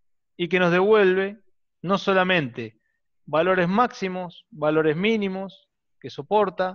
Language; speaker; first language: Spanish; native; Spanish